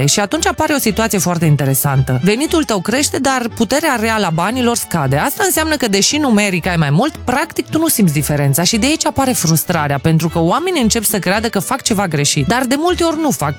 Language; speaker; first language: Romanian; native; Romanian